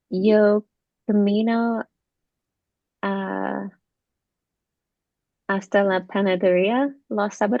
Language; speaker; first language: Spanish; non-native, learner; English